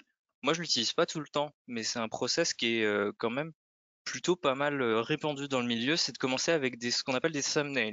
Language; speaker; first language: French; native; French